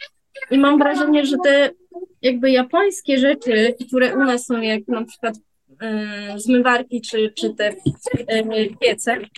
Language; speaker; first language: Polish; early bilingual, heritage; Polish